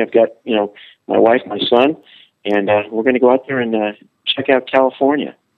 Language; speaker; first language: English; early bilingual, other home language; Spanish